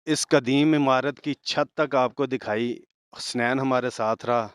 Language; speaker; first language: Urdu; non-native, local second language; Punjabi